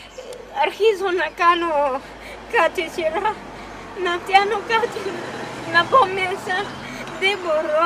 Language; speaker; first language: Greek; non-native, fluent; Bulgarian